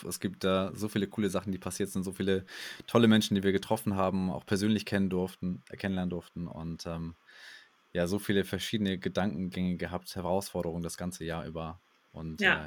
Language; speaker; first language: German; native; German